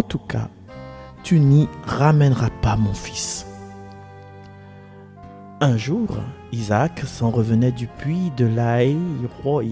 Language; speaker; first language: French; non-native, local second language; Malagasy